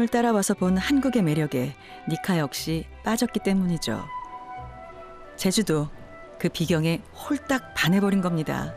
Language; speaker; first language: Korean; native; Korean